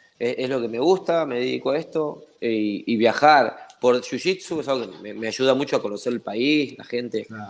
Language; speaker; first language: Spanish; native; Spanish